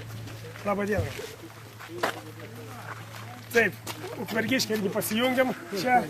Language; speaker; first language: Lithuanian; native; Lithuanian